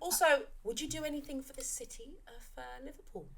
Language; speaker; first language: English; native; English